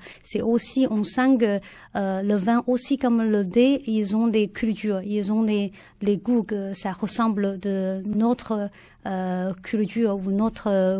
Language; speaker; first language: French; non-native, learner; Chinese